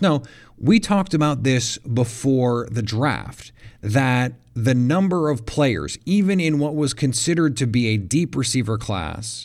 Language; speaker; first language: English; native; English